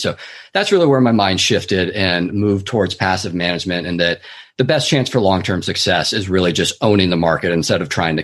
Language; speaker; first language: English; native; English